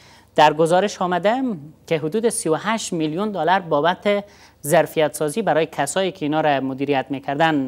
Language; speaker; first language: Persian; native; Persian